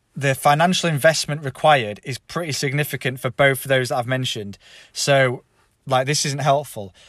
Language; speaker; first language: English; native; English